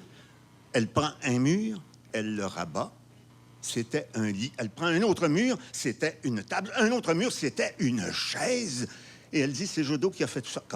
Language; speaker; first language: French; native; French